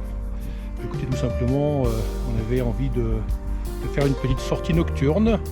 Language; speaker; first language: French; native; French